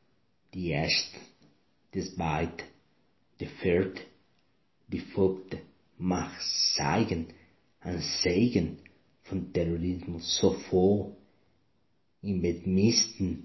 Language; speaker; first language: German; non-native, learner; Spanish